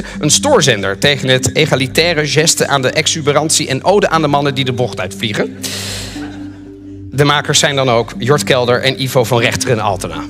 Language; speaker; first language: Dutch; native; Dutch